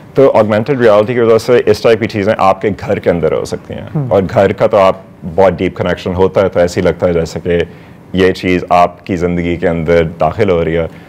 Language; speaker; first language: Urdu; non-native, local second language; Northern Hindko